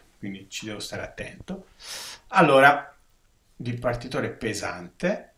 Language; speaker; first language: Italian; native; Italian